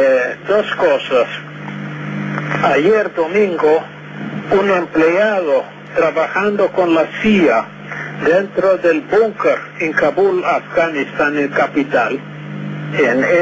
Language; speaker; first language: Spanish; non-native, fluent; English